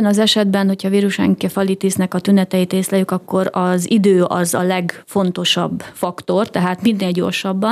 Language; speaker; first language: Hungarian; native; Hungarian